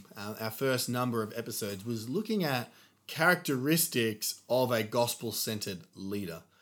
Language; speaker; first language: English; native; English